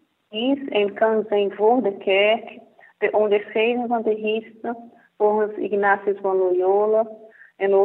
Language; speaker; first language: Dutch; non-native, fluent; Portuguese